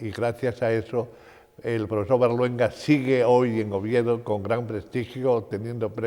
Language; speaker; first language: Spanish; native; Spanish